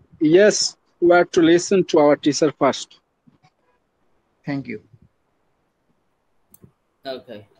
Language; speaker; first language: English; non-native, learner; Bangla